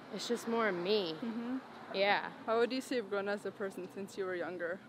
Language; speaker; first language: English; native; English